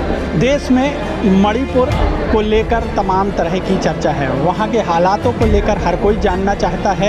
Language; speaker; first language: Hindi; native; Hindi